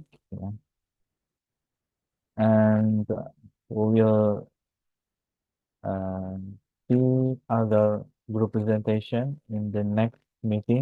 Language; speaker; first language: English; non-native, fluent; Indonesian